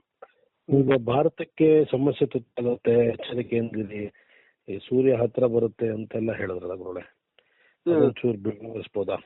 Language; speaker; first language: Kannada; native; Kannada